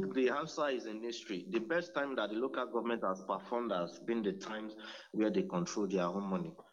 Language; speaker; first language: English; non-native, local second language; Yoruba